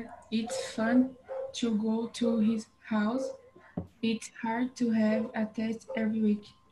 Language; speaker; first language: English; non-native, learner; Portuguese